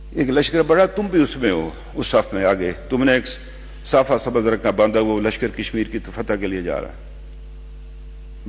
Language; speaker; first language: Urdu; native; Urdu